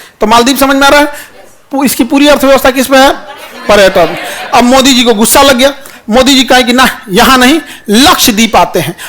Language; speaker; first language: Hindi; native; Hindi